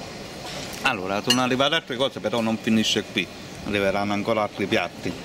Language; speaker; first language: Italian; native; Italian